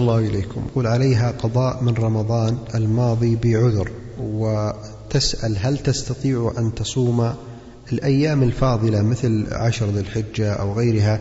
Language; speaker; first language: Arabic; native; Arabic